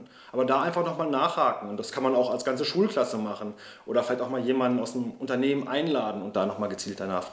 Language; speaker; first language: German; native; German